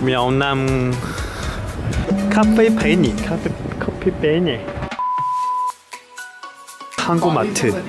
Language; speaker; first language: Korean; non-native, fluent; Chinese